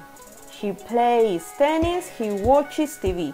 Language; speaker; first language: English; non-native, fluent; Spanish